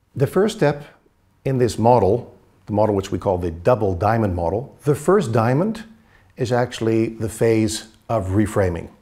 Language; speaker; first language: English; native; English